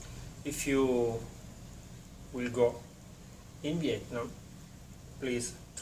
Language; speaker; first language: English; non-native, learner; Italian